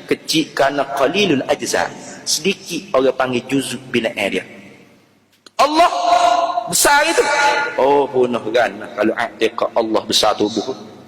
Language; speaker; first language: Malay; native; Malay